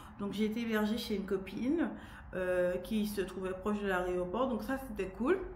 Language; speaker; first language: French; native; French